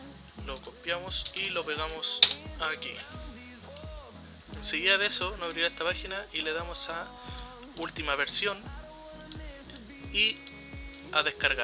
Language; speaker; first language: Spanish; native; Spanish